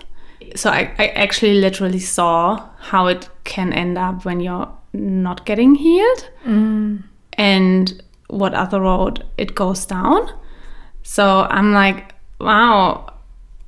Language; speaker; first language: English; early bilingual, other home language; German